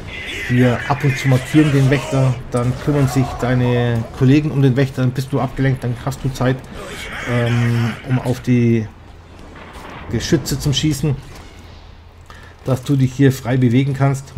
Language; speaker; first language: German; native; German